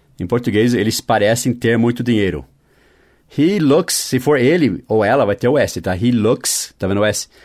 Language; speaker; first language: Portuguese; non-native, fluent; English